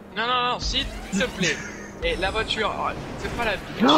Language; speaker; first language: French; native; French